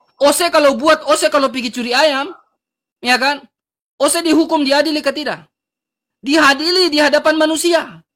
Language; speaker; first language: Indonesian; native; Indonesian